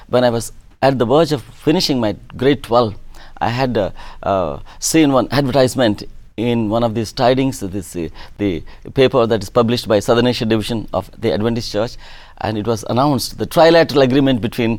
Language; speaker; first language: English; non-native, local second language; Telugu